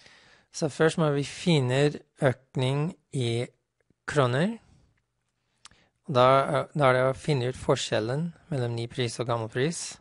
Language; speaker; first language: Norwegian; non-native, fluent; English